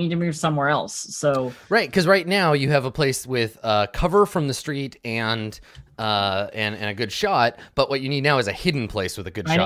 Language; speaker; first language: English; native; English